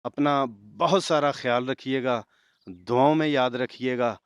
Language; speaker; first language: Urdu; non-native, local second language; Punjabi